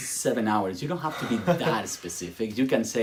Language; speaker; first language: English; non-native, fluent; Spanish